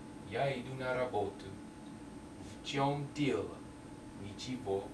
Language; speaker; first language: Russian; non-native, learner; English